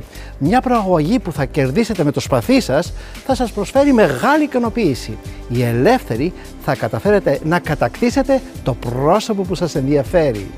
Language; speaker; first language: Greek; native; Greek